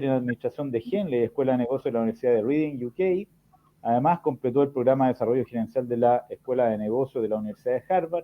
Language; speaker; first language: Spanish; native; Spanish